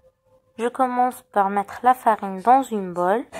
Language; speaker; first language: French; non-native, local second language; Arabic